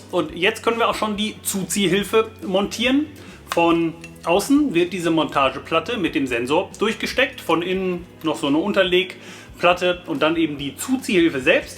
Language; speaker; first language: German; native; German